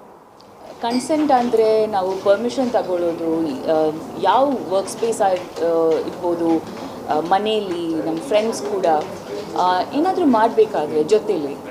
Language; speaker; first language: Kannada; non-native, fluent; Malayalam